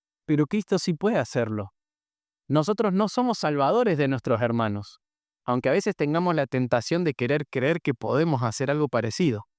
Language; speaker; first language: Spanish; native; Spanish